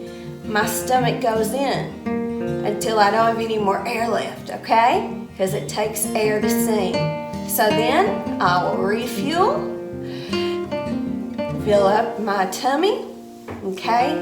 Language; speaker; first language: English; native; English